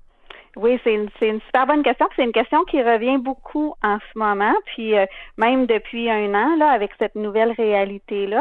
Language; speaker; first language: French; native; French